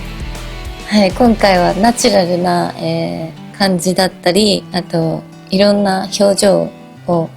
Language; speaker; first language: Japanese; native; Japanese